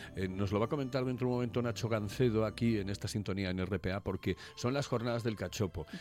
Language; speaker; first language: Spanish; native; Spanish